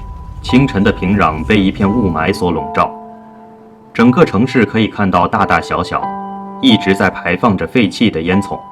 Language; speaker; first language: Chinese; native; Chinese